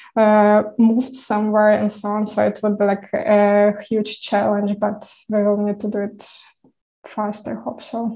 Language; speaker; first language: English; non-native, fluent; Ukrainian